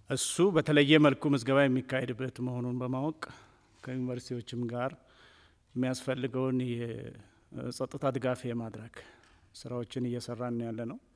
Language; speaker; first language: Amharic; non-native, local second language; Sidamo